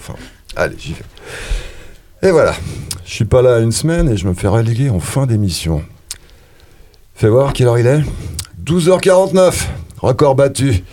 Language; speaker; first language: French; native; French